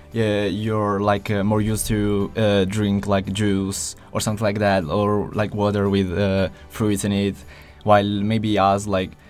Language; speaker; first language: English; non-native, fluent; Italian